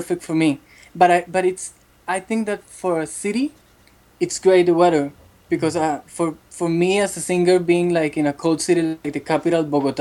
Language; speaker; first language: English; non-native, fluent; Spanish